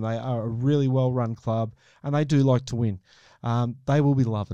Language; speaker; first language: English; native; English